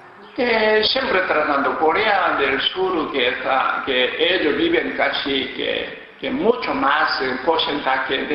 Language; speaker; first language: Spanish; non-native, learner; Korean